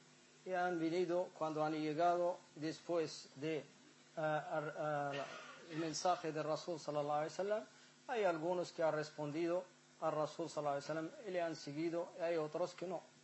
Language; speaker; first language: Spanish; non-native, fluent; Arabic